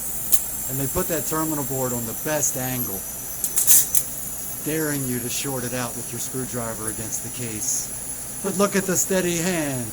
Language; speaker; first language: English; native; English